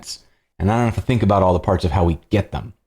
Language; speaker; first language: English; native; English